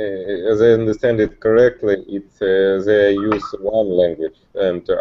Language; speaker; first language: English; non-native, learner; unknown